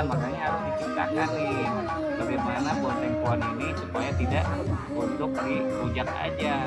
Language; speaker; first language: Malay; non-native, local second language; Sundanese